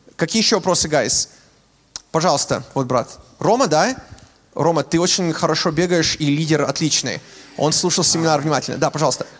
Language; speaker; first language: Russian; early bilingual, heritage; Russian